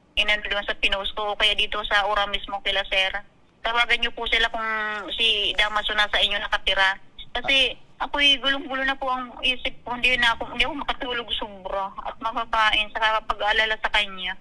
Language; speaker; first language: Filipino; native; Filipino